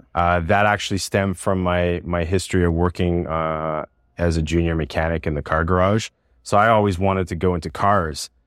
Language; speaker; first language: English; native; English